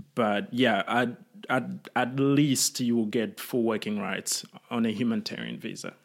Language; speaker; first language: English; non-native, local second language; Kinyarwanda